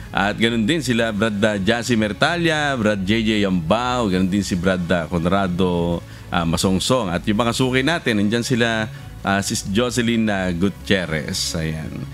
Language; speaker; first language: Filipino; native; Filipino